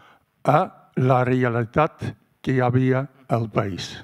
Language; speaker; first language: Catalan; non-native, fluent; Dutch